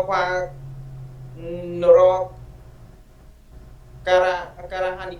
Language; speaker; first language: Korean; non-native, learner; Vietnamese